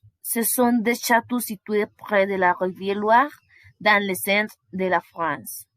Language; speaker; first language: French; non-native, learner; Spanish